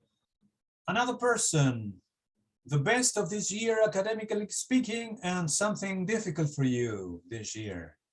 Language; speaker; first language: English; non-native, fluent; Spanish